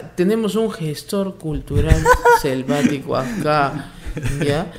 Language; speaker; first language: Spanish; native; Spanish